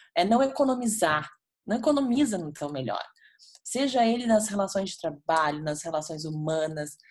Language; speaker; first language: Portuguese; native; Portuguese